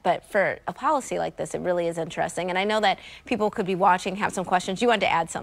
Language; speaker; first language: English; native; English